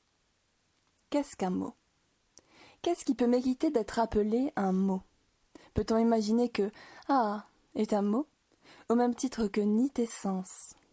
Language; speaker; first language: French; native; French